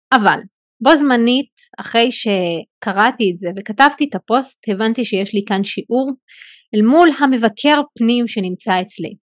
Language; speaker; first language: Hebrew; non-native, local second language; Arabic